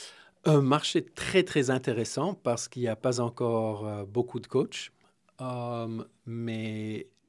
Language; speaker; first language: French; non-native, fluent; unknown